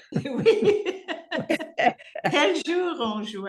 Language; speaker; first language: French; non-native, learner; English